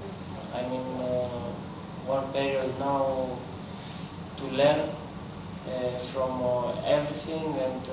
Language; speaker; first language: English; non-native, learner; Greek